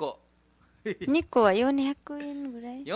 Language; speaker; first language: Japanese; non-native, learner; Nepali